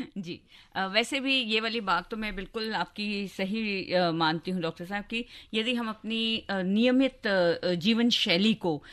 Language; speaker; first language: Hindi; native; Hindi